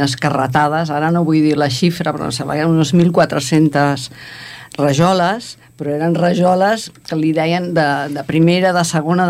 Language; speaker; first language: Catalan; native; Catalan